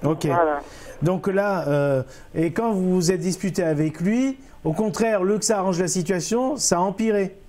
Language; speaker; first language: French; native; French